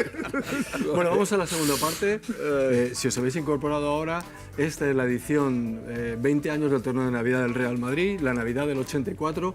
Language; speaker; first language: Spanish; native; Spanish